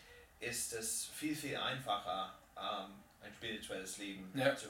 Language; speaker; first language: German; non-native, fluent; English